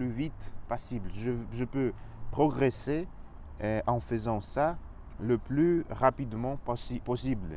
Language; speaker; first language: French; non-native, learner; Russian